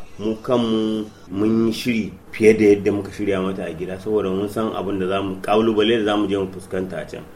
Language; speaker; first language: Hausa; non-native, local second language; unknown